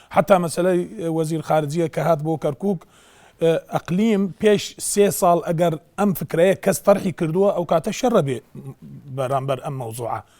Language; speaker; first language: Central Kurdish; non-native, local second language; Azerbaijani